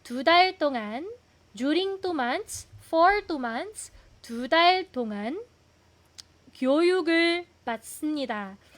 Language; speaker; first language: Korean; non-native, fluent; Filipino